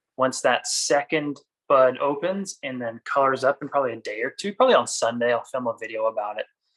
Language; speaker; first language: English; native; English